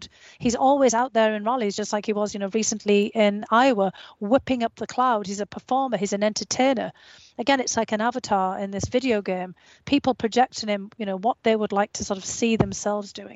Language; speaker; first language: English; native; English